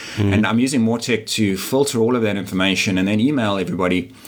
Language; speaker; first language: English; native; English